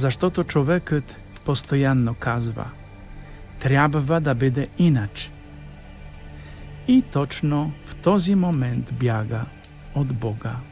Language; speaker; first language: Bulgarian; non-native, fluent; Polish